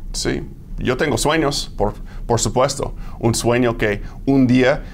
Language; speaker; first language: Spanish; non-native, fluent; English